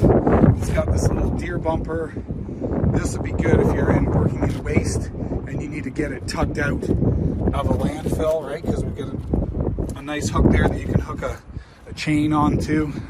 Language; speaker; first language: English; native; English